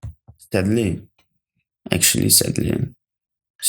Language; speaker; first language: English; non-native, learner; Ukrainian